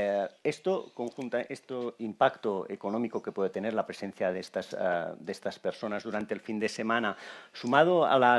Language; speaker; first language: Spanish; native; Spanish